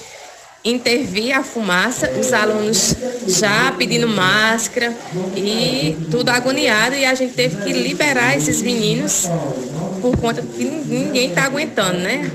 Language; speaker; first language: Portuguese; native; Portuguese